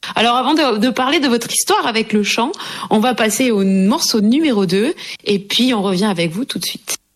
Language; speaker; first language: French; native; French